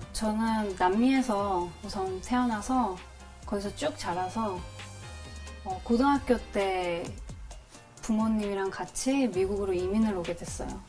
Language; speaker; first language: Korean; early bilingual, heritage; Korean